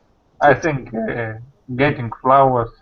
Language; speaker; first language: English; non-native, learner; Russian